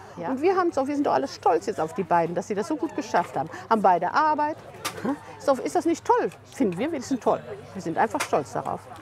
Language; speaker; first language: German; native; German